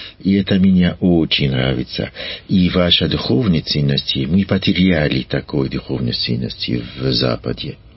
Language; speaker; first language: Russian; non-native, learner; French